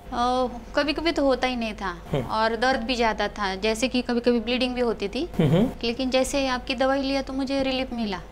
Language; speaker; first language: Hindi; non-native, local second language; Marathi